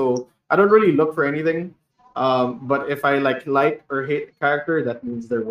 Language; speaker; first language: English; non-native, local second language; Hiligaynon